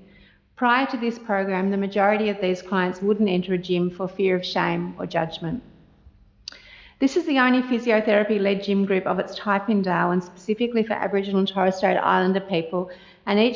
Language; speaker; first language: English; native; English